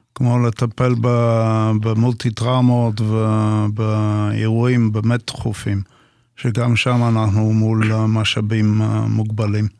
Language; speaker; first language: Hebrew; non-native, fluent; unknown